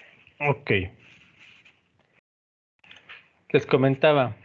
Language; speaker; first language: Spanish; native; Spanish